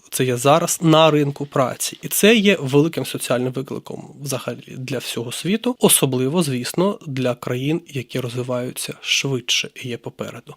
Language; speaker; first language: Ukrainian; native; Ukrainian